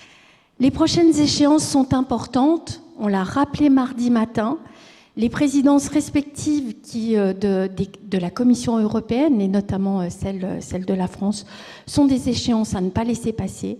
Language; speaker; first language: French; native; French